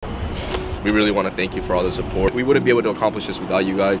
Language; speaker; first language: English; early bilingual, other home language; Spanish